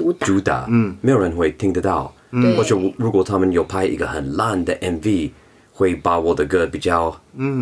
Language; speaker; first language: Chinese; non-native, learner; English